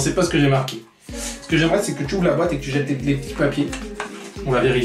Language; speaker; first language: French; native; French